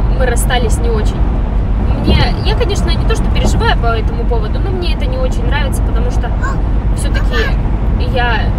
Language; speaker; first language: Russian; native; Russian